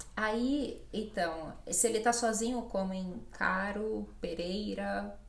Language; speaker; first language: Portuguese; native; Portuguese